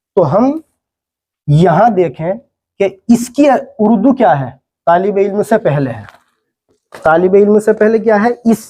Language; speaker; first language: Urdu; native; Urdu